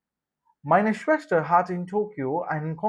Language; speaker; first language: German; non-native, fluent; Malayalam